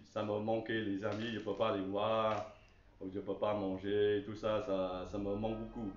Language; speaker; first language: French; non-native, learner; Chinese